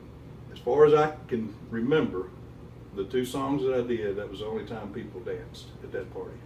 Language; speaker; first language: English; native; English